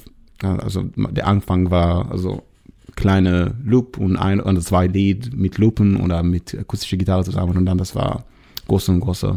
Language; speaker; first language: German; non-native, learner; Hebrew